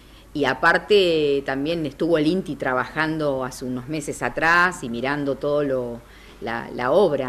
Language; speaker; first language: Spanish; native; Spanish